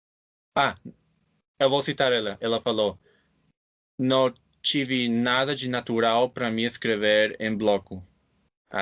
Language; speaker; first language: Portuguese; non-native, fluent; English